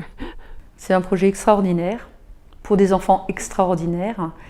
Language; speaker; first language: French; native; French